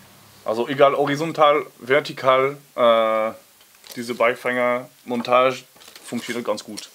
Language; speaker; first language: German; non-native, learner; French